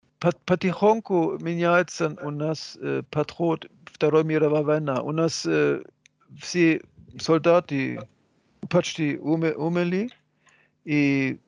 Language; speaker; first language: Russian; non-native, fluent; German